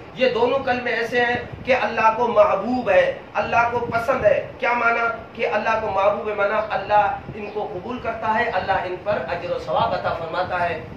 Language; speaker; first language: Urdu; non-native, local second language; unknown